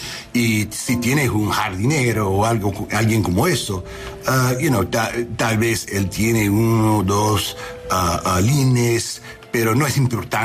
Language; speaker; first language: Spanish; non-native, learner; English